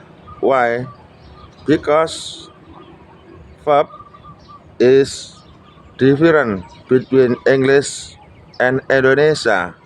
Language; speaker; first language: English; non-native, learner; Indonesian